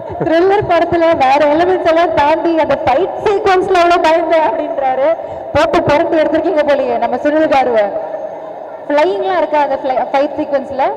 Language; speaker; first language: Tamil; native; Tamil